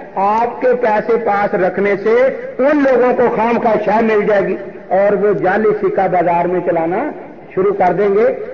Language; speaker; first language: Urdu; non-native, local second language; Punjabi